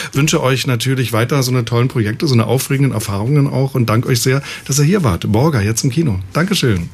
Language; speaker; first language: German; native; German